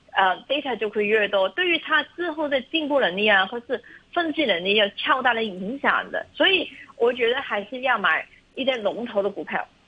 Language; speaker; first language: Chinese; non-native, local second language; Cantonese